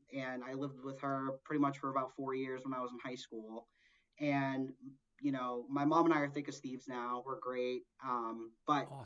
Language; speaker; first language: English; early bilingual, other home language; Portuguese